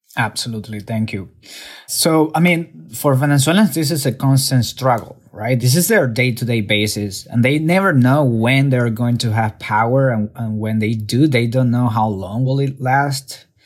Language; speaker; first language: English; non-native, fluent; Spanish